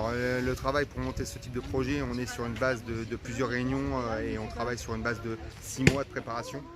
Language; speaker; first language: French; native; French